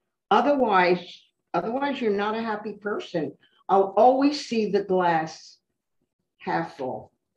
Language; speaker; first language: English; native; English